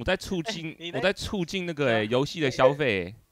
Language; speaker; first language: Chinese; native; Chinese